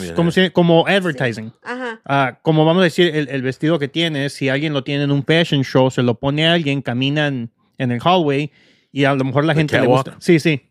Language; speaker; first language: Spanish; early bilingual, heritage; Spanish